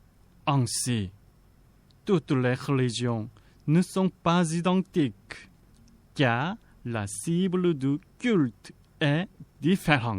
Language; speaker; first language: French; non-native, fluent; Korean